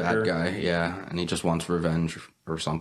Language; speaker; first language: English; native; English